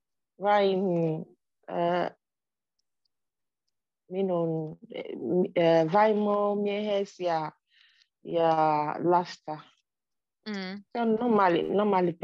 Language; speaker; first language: Finnish; non-native, learner; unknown